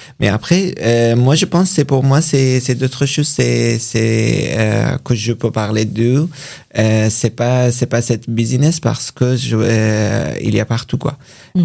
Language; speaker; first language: French; non-native, learner; Persian